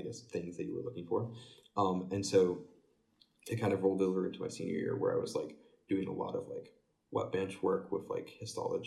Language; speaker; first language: English; native; English